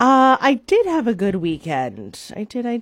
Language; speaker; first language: English; native; English